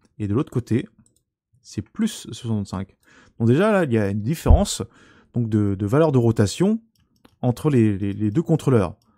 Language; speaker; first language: French; native; French